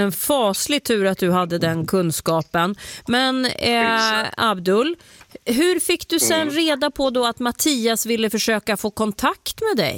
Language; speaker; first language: Swedish; native; Swedish